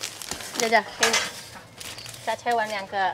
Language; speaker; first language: Chinese; non-native, fluent; Indonesian